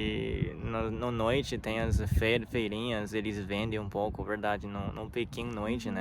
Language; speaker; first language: Portuguese; non-native, learner; Chinese